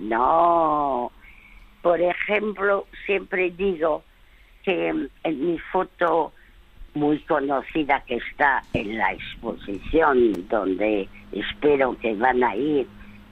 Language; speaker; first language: Spanish; early bilingual, other home language; French